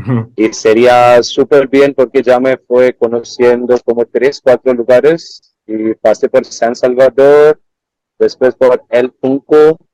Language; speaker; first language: Spanish; non-native, learner; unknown